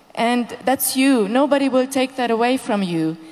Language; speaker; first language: English; non-native, fluent; Hungarian